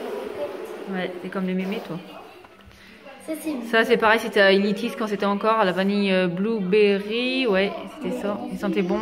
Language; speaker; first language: French; native; French